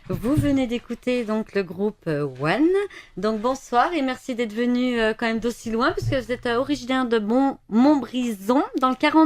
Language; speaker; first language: French; native; French